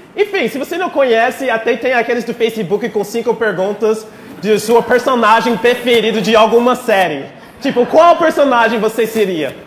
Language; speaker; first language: Portuguese; non-native, fluent; English